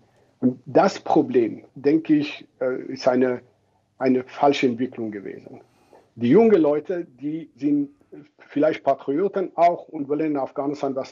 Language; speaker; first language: German; non-native, fluent; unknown